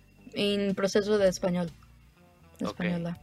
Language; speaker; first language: Spanish; early bilingual, heritage; Spanish